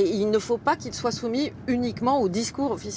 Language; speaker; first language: French; native; French